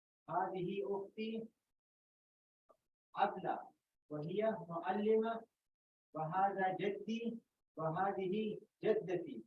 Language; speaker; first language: Arabic; non-native, learner; Urdu